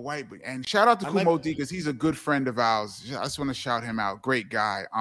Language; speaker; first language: English; native; English